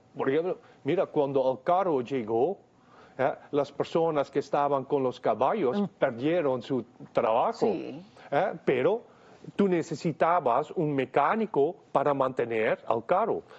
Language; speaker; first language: Spanish; non-native, fluent; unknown